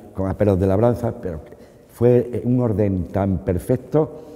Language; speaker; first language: Spanish; native; Spanish